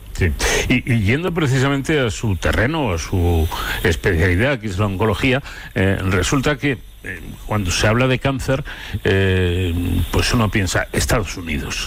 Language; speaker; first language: Spanish; native; Spanish